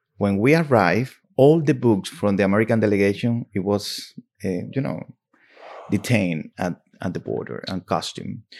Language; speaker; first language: English; non-native, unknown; Spanish